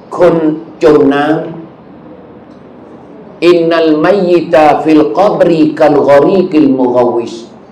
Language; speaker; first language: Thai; non-native, local second language; Malay